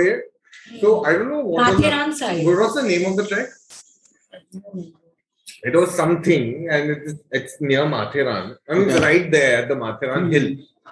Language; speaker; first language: English; non-native, local second language; Hindi